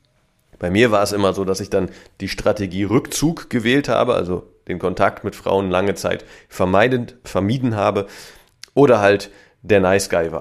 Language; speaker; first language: German; native; German